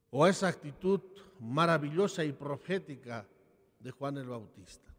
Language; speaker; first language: Spanish; native; Spanish